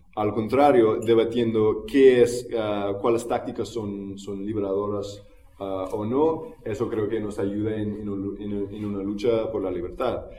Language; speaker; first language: Spanish; non-native, fluent; English